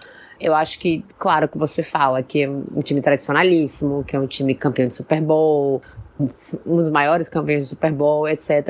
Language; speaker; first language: Portuguese; native; Portuguese